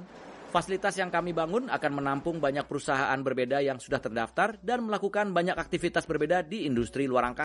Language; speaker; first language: Indonesian; native; Indonesian